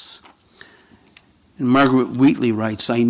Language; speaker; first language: English; native; English